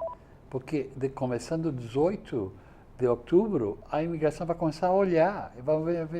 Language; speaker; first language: Portuguese; non-native, fluent; English